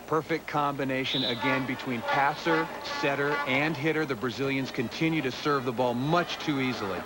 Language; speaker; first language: English; native; English